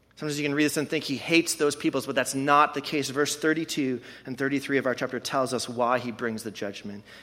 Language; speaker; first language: English; native; English